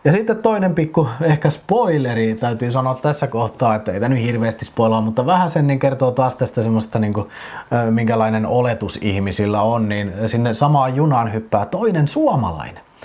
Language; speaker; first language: Finnish; native; Finnish